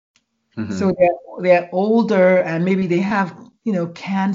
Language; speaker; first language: English; non-native, local second language; Igbo